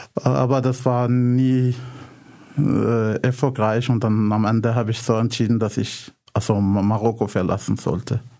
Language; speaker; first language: German; non-native, fluent; Arabic